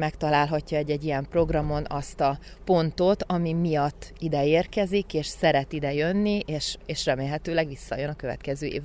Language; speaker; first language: Hungarian; native; Hungarian